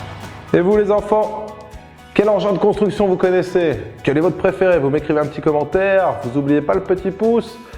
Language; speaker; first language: French; native; French